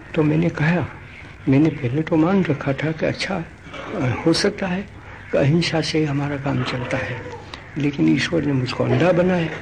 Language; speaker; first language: Hindi; non-native, local second language; Gujarati